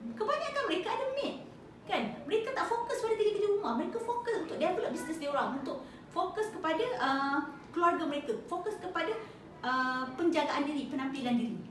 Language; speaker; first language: Malay; native; Malay